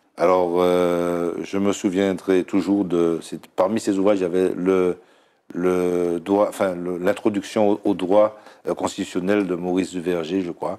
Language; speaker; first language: French; native; French